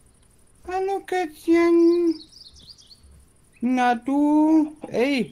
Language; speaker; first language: German; native; German